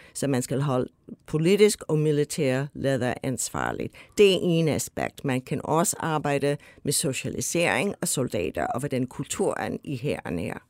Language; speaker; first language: Danish; non-native, fluent; English